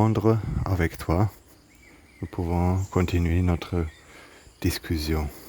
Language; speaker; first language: French; non-native, learner; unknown